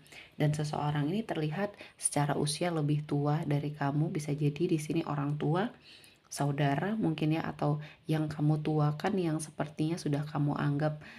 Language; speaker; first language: Indonesian; native; Indonesian